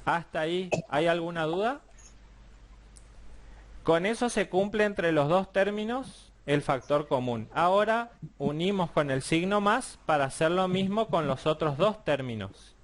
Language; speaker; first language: Spanish; native; Spanish